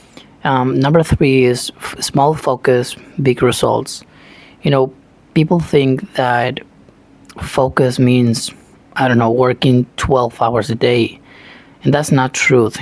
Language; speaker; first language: English; non-native, fluent; Spanish